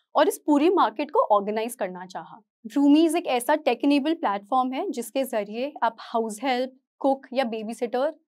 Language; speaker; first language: Hindi; native; Hindi